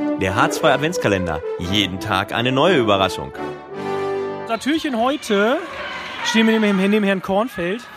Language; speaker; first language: German; native; German